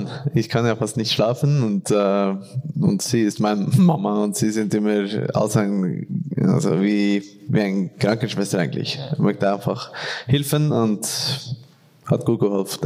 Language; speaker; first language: German; non-native, fluent; Norwegian